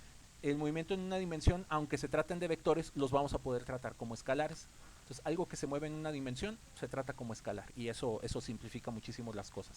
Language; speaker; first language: Spanish; native; Spanish